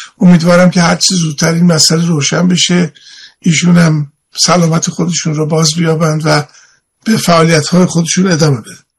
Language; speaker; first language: Persian; native; Persian